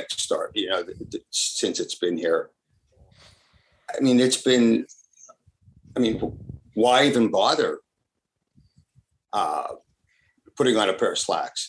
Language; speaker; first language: English; early bilingual, other home language; Italian